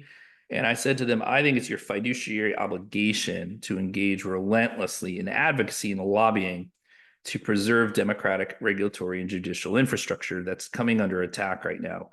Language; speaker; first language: English; native; English